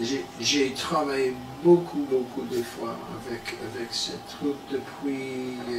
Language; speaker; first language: French; non-native, learner; English